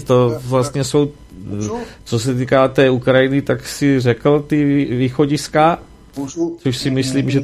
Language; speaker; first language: Czech; native; Czech